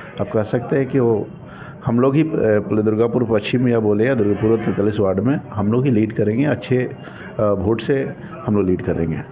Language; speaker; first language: Hindi; native; Hindi